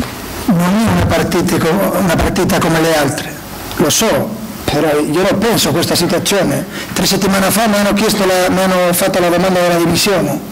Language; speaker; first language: Italian; non-native, learner; Spanish